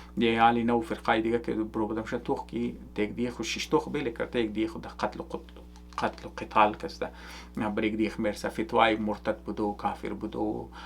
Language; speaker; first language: Persian; native; Persian